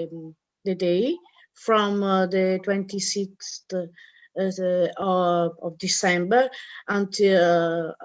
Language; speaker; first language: English; non-native, learner; Italian